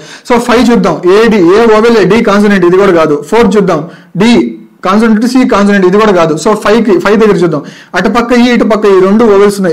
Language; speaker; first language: Telugu; native; Telugu